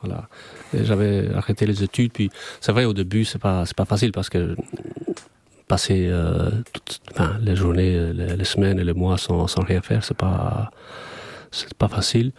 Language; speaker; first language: French; non-native, fluent; Albanian